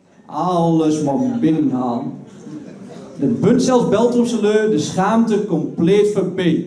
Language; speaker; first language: Dutch; native; Dutch